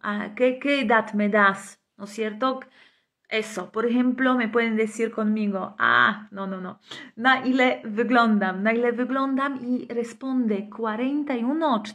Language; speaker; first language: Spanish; non-native, fluent; Polish